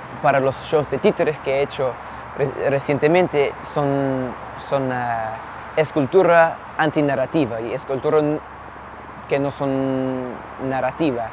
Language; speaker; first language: Spanish; non-native, fluent; English